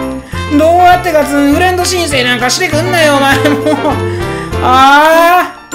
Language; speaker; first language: Japanese; native; Japanese